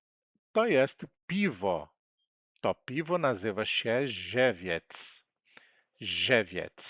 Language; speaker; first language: Polish; non-native, learner; Portuguese